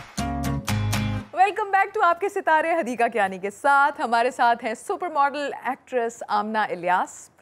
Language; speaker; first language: Urdu; native; Urdu